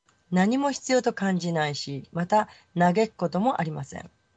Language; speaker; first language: Japanese; native; Japanese